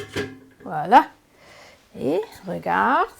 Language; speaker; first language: French; non-native, learner; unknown